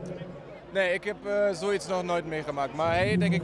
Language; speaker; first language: Dutch; non-native, fluent; German